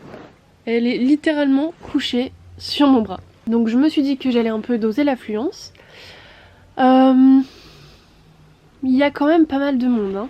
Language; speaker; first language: French; native; French